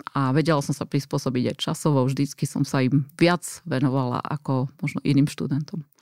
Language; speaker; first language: Slovak; native; Slovak